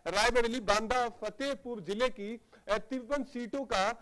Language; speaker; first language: Hindi; native; Hindi